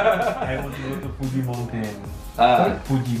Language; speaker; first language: English; non-native, learner; Indonesian